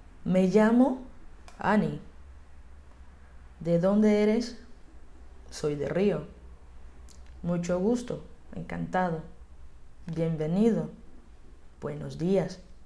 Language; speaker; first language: Spanish; non-native, fluent; Portuguese